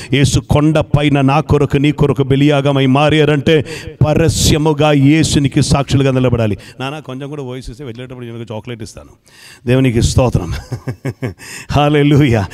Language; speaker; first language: Telugu; non-native, fluent; Malayalam